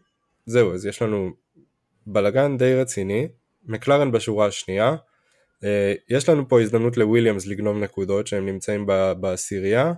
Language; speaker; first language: Hebrew; native; Hebrew